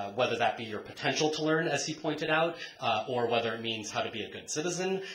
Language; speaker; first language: English; native; English